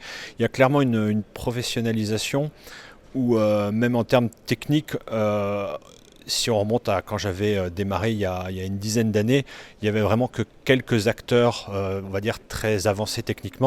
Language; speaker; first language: French; native; French